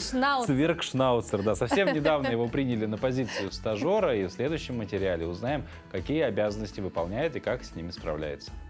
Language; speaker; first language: Russian; native; Russian